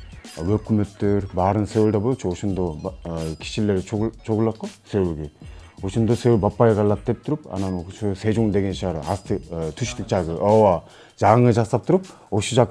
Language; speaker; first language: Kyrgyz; non-native, fluent; Korean